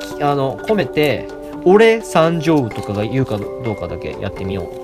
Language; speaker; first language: Japanese; native; Japanese